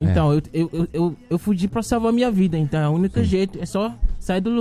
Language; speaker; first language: Portuguese; non-native, fluent; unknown